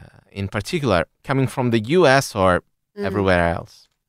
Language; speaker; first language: English; non-native, fluent; Italian